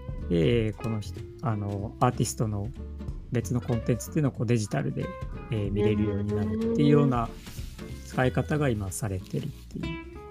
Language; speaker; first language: Japanese; native; Japanese